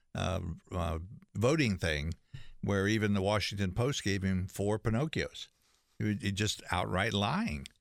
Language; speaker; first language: English; native; English